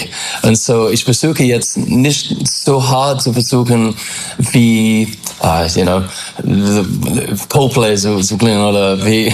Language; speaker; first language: German; non-native, learner; English